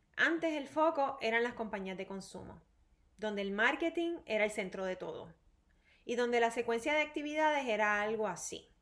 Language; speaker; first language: Spanish; native; Spanish